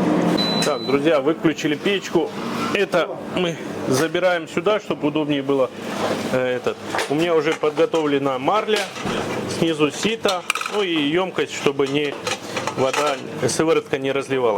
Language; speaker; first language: Russian; native; Russian